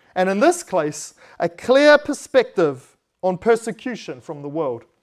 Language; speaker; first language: English; native; English